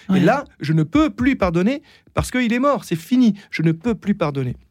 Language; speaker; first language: French; native; French